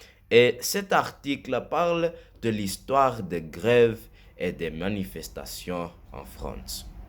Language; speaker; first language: French; non-native, learner; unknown